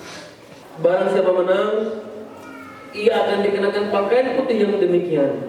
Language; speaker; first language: Indonesian; native; Indonesian